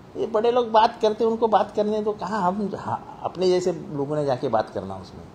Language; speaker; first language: Hindi; non-native, local second language; Marathi